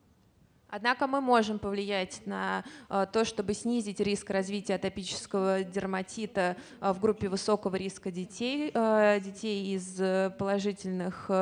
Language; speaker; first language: Russian; native; Russian